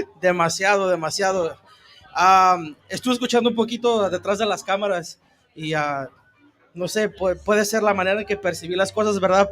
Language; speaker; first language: Spanish; native; Spanish